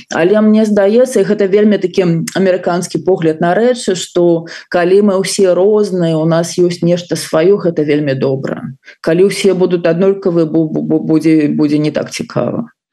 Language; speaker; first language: Belarusian; non-native, local second language; Russian